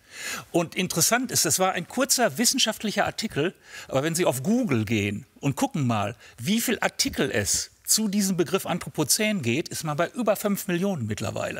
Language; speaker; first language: German; native; German